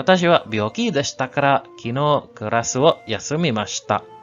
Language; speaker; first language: Japanese; non-native, learner; English